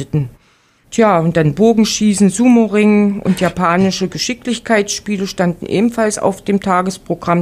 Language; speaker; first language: German; native; German